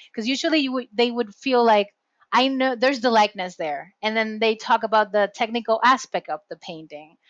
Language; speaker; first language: English; non-native, fluent; Spanish